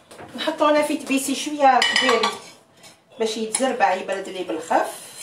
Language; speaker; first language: Arabic; native; Arabic